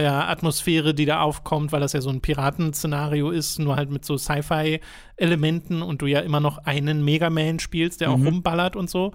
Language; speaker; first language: German; native; German